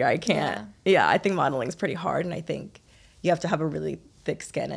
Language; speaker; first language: English; native; English